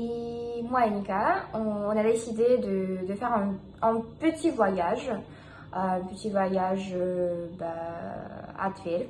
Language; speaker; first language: French; non-native, fluent; Russian